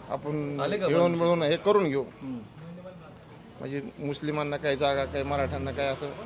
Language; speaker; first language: Marathi; non-native, local second language; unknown